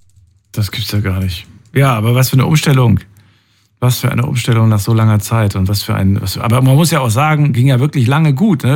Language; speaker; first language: German; native; German